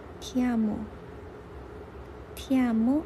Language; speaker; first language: Korean; non-native, local second language; Chinese